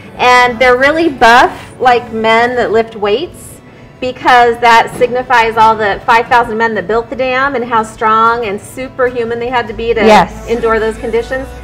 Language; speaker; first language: English; native; English